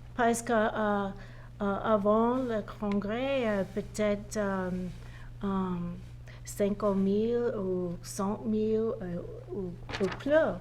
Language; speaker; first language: French; non-native, learner; English